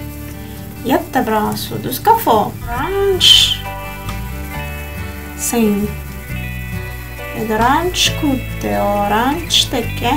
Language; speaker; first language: Swedish; non-native, fluent; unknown